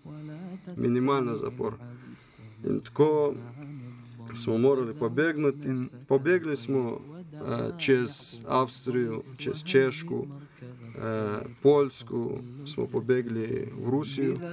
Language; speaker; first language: Slovenian; non-native, learner; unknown